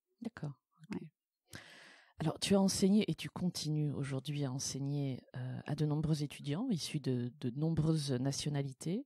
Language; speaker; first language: French; native; French